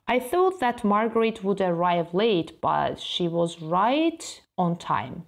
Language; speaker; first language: English; non-native, fluent; Azerbaijani